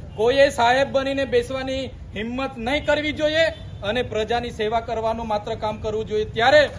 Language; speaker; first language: Gujarati; non-native, local second language; Vasavi